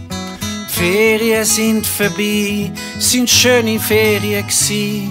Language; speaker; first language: German; native; German